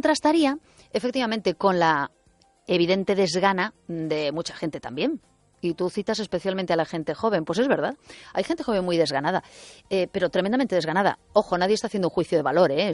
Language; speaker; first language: Spanish; native; Spanish